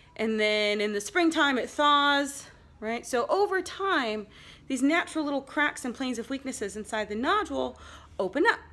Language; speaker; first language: English; native; English